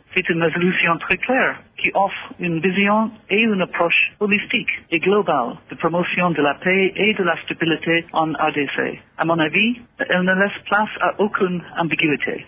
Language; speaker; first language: French; non-native, fluent; English